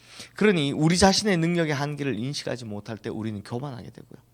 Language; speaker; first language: Korean; native; Korean